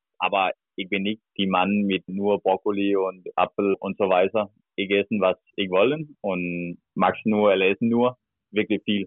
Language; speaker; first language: German; non-native, learner; Danish